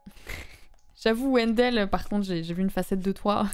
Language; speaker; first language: French; native; French